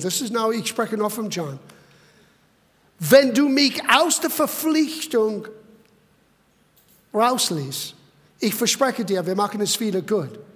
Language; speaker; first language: German; non-native, fluent; English